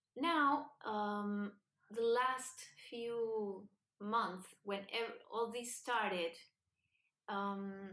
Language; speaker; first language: English; non-native, fluent; Spanish